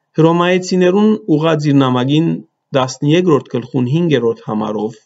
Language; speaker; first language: Armenian; early bilingual, heritage; Armenian